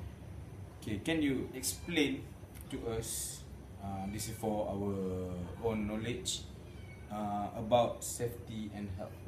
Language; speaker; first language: English; non-native, local second language; Malay